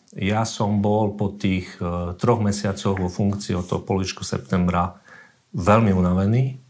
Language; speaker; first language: Slovak; native; Slovak